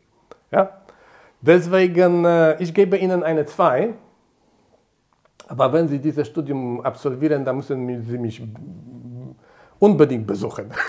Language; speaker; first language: German; non-native, fluent; Polish